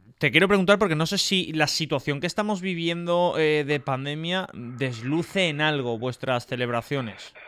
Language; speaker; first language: Spanish; native; Spanish